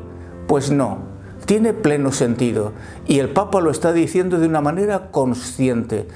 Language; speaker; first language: Spanish; native; Spanish